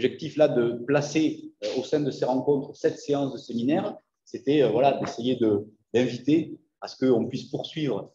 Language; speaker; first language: French; native; French